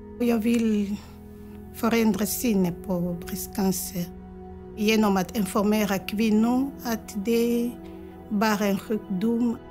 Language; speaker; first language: Swedish; non-native, fluent; Lingala